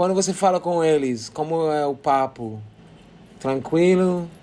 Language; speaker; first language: Portuguese; non-native, learner; English